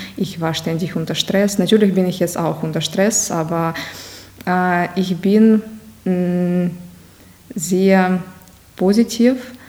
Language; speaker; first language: German; non-native, fluent; Ukrainian